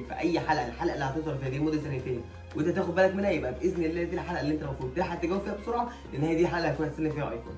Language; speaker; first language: Arabic; native; Arabic